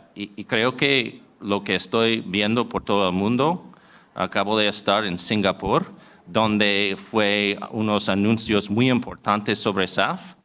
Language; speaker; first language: Spanish; non-native, fluent; English